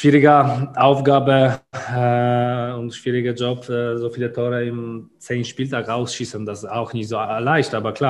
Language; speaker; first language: German; non-native, learner; Polish